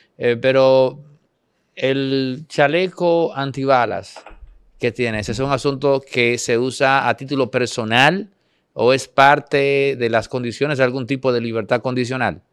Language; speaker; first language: Spanish; native; Spanish